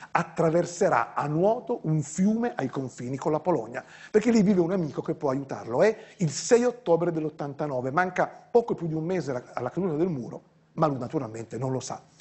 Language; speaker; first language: Italian; native; Italian